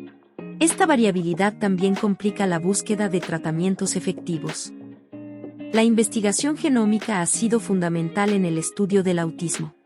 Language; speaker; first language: Spanish; native; Spanish